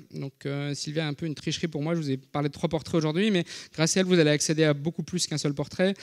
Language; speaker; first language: French; native; French